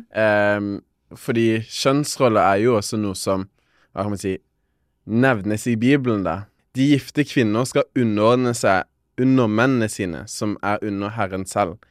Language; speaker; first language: Norwegian; early bilingual, other home language; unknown